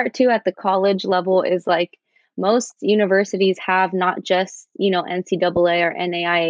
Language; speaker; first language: English; native; English